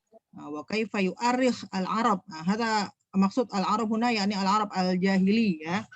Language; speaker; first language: Arabic; non-native, fluent; Indonesian